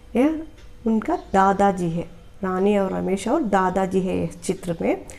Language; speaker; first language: Hindi; non-native, local second language; Telugu